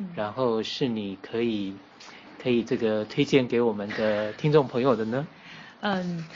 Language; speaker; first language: Chinese; native; Chinese